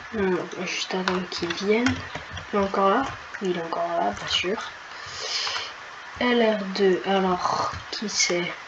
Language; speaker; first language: French; native; French